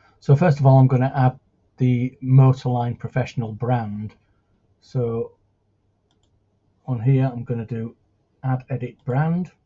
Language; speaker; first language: English; native; English